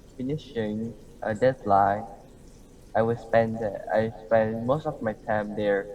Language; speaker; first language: English; non-native, learner; Vietnamese